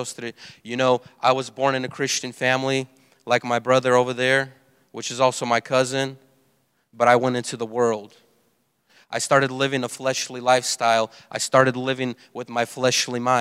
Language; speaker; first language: English; native; English